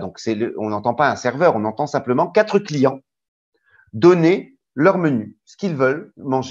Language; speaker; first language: French; native; French